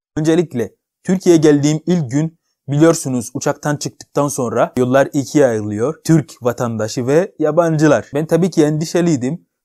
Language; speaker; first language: Turkish; non-native, fluent; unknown